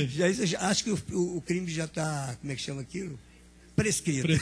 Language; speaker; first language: Portuguese; native; Portuguese